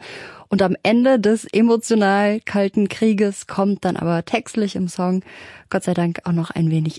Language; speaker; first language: German; native; German